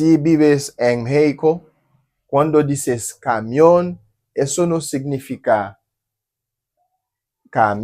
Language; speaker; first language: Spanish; non-native, learner; Haitian Creole